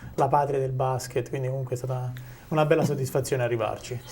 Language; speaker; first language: Italian; native; Italian